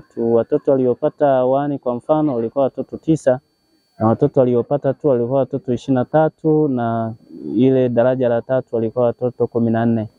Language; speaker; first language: Swahili; native; Swahili